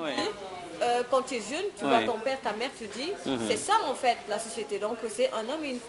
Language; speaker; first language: French; non-native, local second language; Wolof